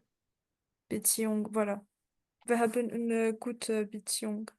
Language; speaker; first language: German; non-native, learner; French